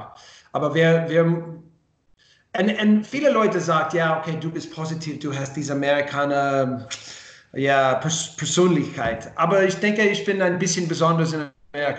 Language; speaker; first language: German; non-native, learner; English